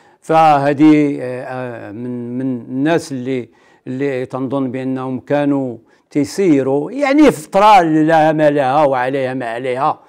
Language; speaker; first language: Arabic; native; Arabic